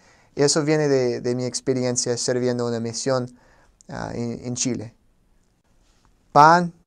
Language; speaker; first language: Spanish; non-native, fluent; English